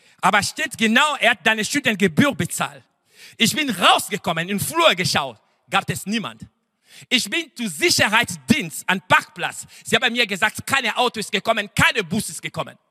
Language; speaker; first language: German; non-native, fluent; French